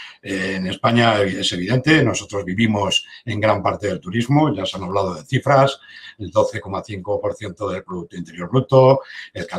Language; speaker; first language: Spanish; native; Spanish